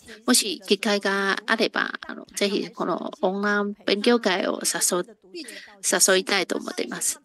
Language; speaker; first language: Japanese; non-native, fluent; Chinese